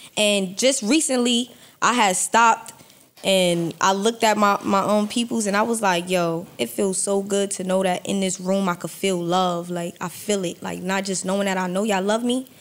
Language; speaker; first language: English; native; English